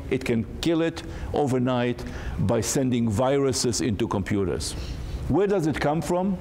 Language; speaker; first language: English; non-native, fluent; Hebrew